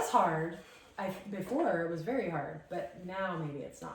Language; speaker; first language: English; native; English